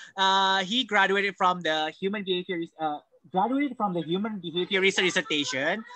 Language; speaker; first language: English; non-native, fluent; Indonesian